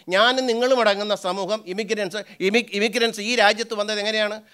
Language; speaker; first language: Malayalam; native; Malayalam